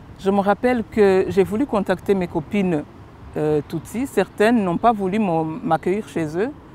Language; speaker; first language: French; non-native, local second language; Kinyarwanda